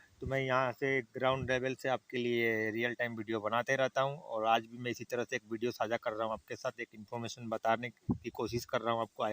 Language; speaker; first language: Hindi; native; Hindi